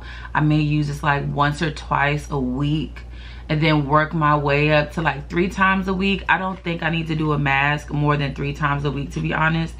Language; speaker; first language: English; native; English